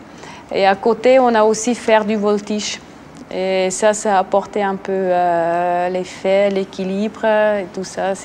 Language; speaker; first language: French; non-native, local second language; German